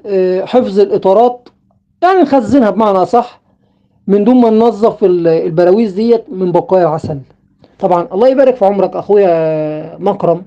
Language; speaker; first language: Arabic; native; Arabic